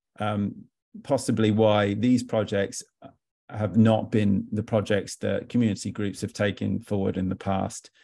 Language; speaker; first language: English; native; English